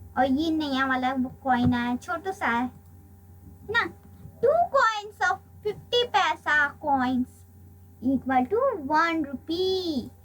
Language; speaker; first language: Hindi; non-native, local second language; Marathi